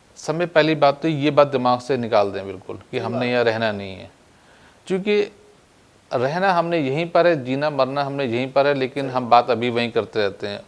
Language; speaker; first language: Urdu; native; Urdu